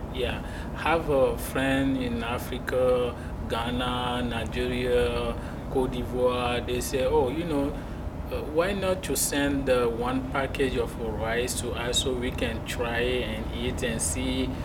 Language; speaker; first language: English; non-native, fluent; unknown